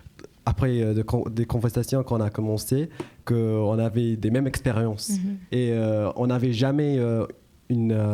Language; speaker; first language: French; non-native, learner; English